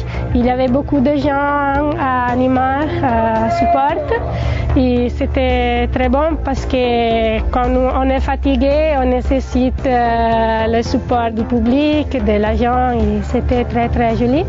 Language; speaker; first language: French; non-native, learner; Italian